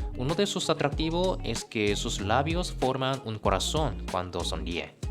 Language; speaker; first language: Spanish; non-native, fluent; Korean